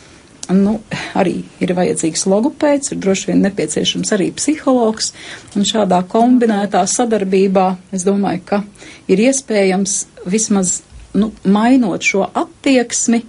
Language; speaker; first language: Latvian; native; Latvian